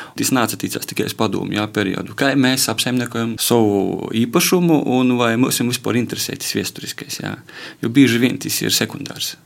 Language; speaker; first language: Latvian; native; Latvian